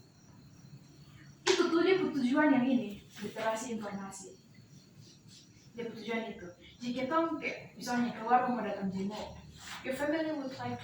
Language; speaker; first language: Indonesian; native; Indonesian